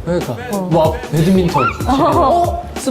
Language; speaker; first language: Korean; native; Korean